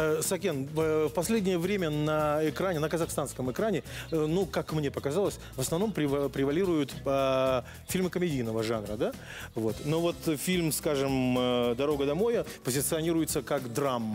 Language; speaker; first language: Russian; native; Russian